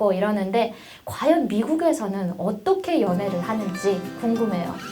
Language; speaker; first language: Korean; native; Korean